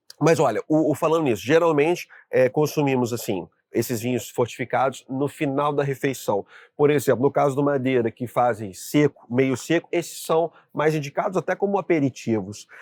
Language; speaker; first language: Portuguese; native; Portuguese